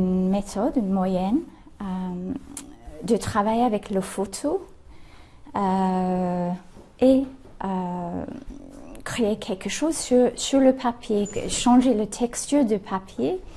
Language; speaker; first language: French; non-native, fluent; English